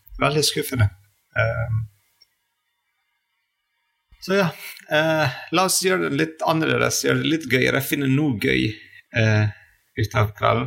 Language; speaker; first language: Norwegian; non-native, fluent; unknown